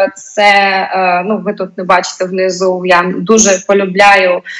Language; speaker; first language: Ukrainian; non-native, local second language; Russian